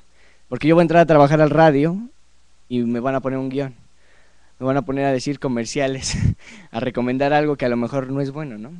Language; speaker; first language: Spanish; native; Spanish